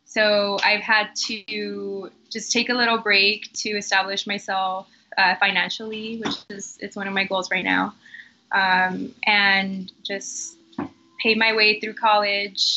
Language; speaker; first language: English; early bilingual, other home language; Spanish